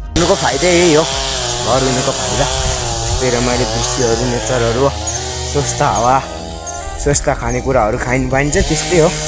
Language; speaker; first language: Nepali; non-native, local second language; Sherpa